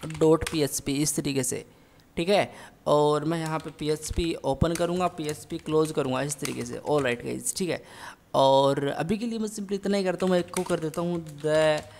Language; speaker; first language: Hindi; native; Hindi